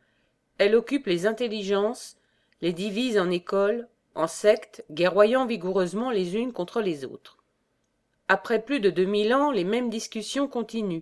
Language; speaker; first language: French; native; French